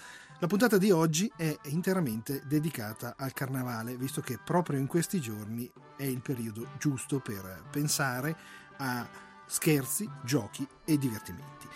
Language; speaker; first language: Italian; native; Italian